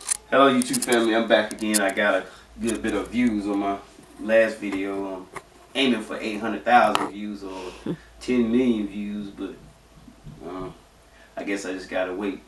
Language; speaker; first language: English; native; English